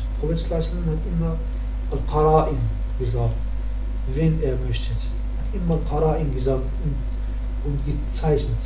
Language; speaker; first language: German; non-native, learner; Arabic